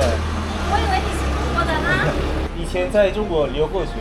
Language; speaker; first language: Chinese; non-native, learner; Korean